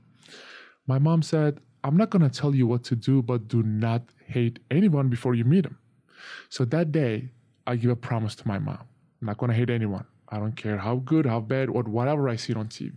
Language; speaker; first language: English; non-native, fluent; Turkish